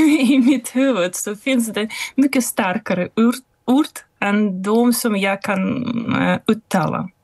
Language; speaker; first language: Swedish; non-native, fluent; Russian